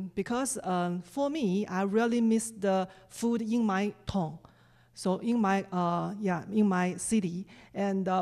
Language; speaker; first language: English; non-native, fluent; Chinese